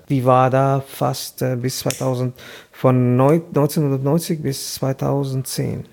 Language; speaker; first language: German; non-native, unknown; Albanian